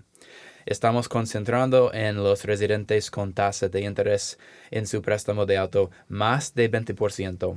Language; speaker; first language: Spanish; non-native, learner; English